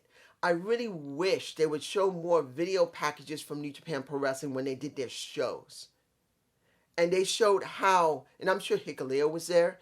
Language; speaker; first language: English; native; English